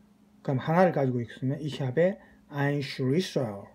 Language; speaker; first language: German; non-native, fluent; Korean